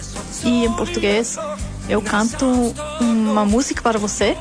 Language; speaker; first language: Portuguese; non-native, learner; German